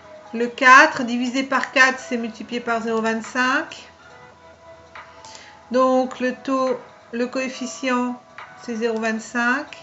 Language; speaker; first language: French; native; French